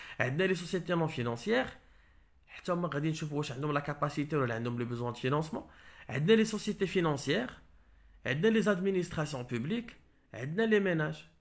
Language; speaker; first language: French; non-native, local second language; Arabic